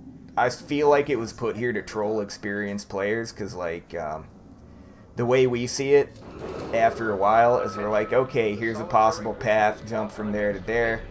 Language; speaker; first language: English; native; English